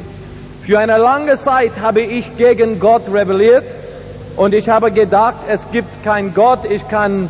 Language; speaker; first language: German; non-native, learner; English